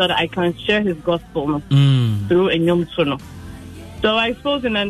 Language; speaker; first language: English; non-native, local second language; Akan